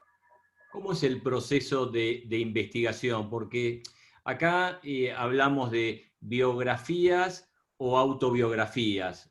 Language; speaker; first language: Spanish; native; Spanish